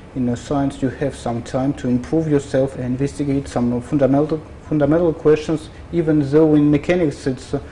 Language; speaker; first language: English; non-native, fluent; Russian